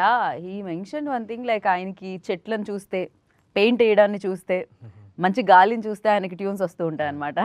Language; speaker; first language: Telugu; native; Telugu